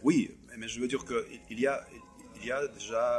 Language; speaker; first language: French; non-native, fluent; Russian